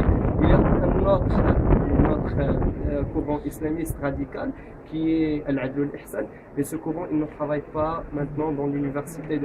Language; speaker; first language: French; non-native, local second language; Arabic